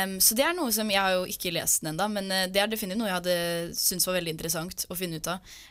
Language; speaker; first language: Norwegian; early bilingual, other home language; English